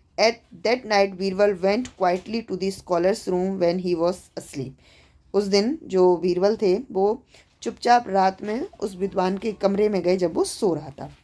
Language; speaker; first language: Hindi; native; Hindi